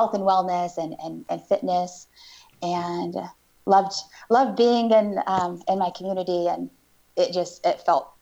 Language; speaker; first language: English; native; English